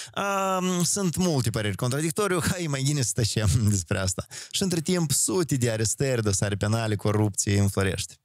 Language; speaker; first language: Romanian; native; Romanian